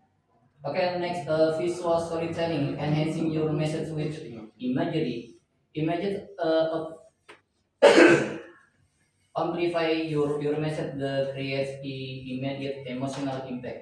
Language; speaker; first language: English; non-native, learner; Indonesian